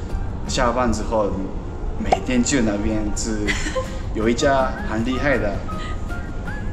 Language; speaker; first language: Chinese; non-native, learner; Japanese